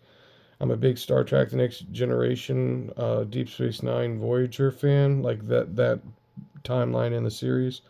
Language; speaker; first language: English; native; English